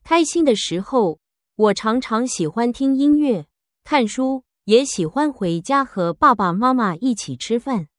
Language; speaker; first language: Chinese; non-native, learner; Vietnamese